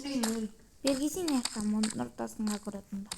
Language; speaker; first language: Kazakh; native; Kazakh